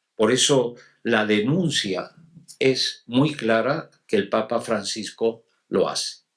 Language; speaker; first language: Spanish; native; Spanish